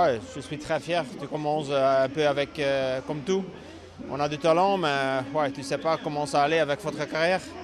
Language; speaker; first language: French; non-native, local second language; Dutch